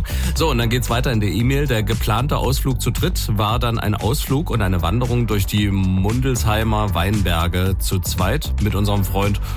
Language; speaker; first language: German; native; German